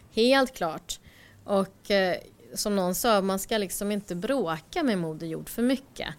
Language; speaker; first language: Swedish; early bilingual, other home language; Korean